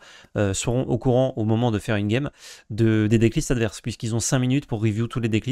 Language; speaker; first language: French; native; French